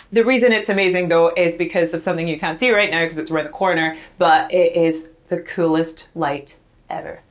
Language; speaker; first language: English; native; English